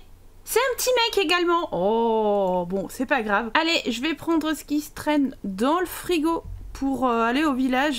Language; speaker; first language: French; native; French